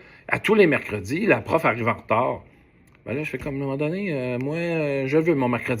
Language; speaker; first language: French; native; French